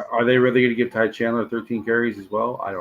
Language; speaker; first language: English; native; English